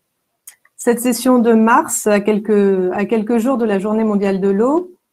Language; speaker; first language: French; native; French